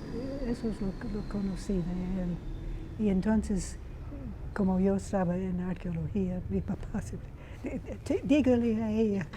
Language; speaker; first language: Spanish; non-native, fluent; English